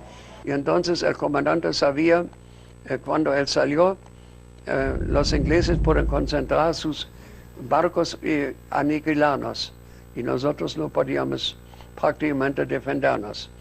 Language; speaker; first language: Spanish; non-native, fluent; German